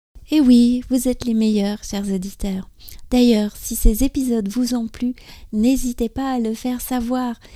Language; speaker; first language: French; native; French